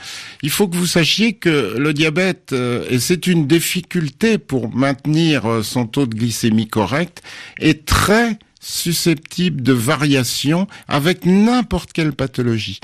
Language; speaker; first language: French; native; French